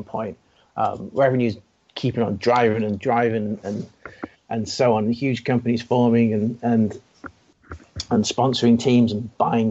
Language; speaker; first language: English; native; English